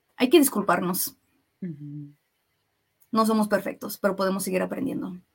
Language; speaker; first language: Spanish; early bilingual, heritage; Spanish